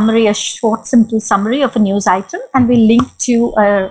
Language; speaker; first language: English; non-native, local second language; Hindi